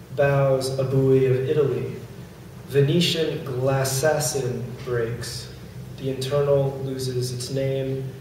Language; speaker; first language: English; native; English